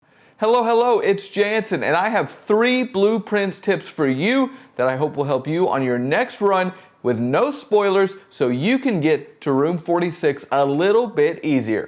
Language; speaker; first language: English; native; English